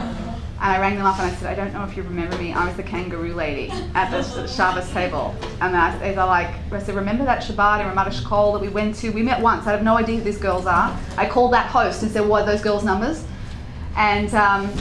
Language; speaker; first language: English; native; English